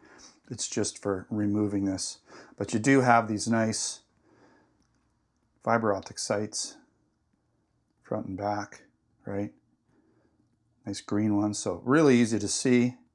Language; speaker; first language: English; native; English